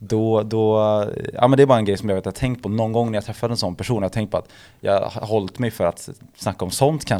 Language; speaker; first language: Swedish; native; Swedish